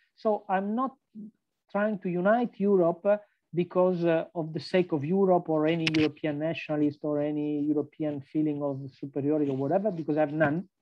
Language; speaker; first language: English; non-native, fluent; Italian